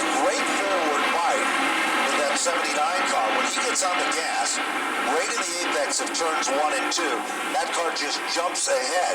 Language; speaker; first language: English; native; English